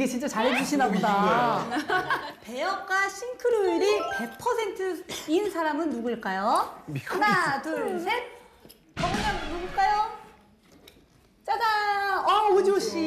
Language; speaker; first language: Korean; native; Korean